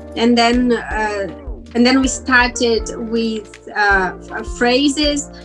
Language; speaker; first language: English; non-native, fluent; Portuguese